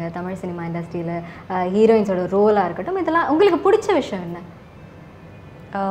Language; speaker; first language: Tamil; native; Tamil